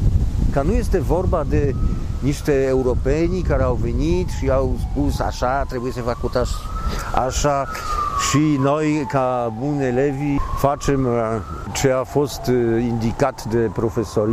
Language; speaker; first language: Romanian; non-native, fluent; Polish